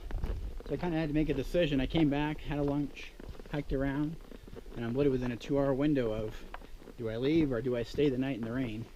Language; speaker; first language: English; native; English